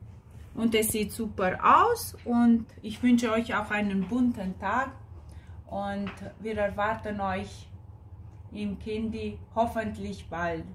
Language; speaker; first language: German; non-native, fluent; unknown